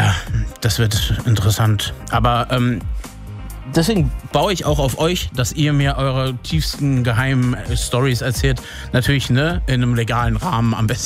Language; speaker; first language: German; native; German